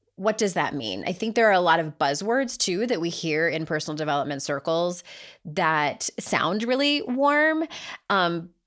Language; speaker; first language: English; native; English